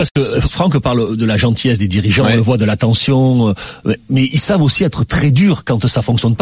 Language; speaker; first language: French; native; French